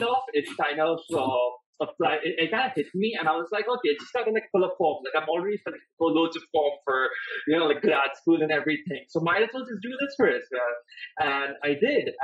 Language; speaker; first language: English; non-native, local second language; Hindi